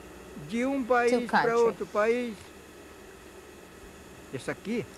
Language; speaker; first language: Portuguese; non-native, local second language; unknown